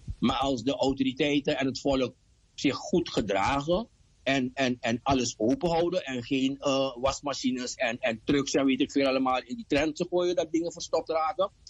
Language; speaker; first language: Dutch; native; Dutch